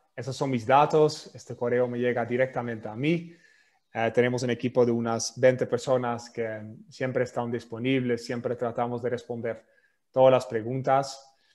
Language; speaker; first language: Spanish; non-native, fluent; Dutch